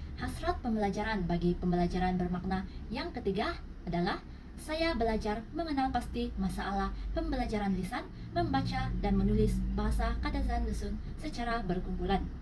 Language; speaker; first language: Malay; non-native, local second language; Central Dusun